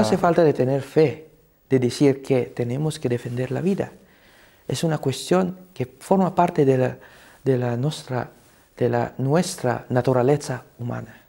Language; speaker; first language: Spanish; non-native, fluent; Cebuano